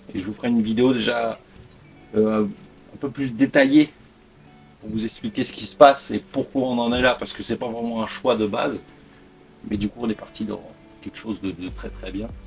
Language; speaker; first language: French; native; French